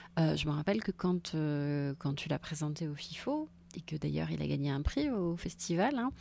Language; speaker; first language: French; native; French